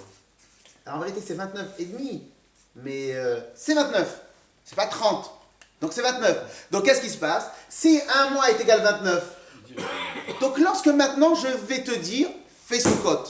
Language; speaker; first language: French; native; French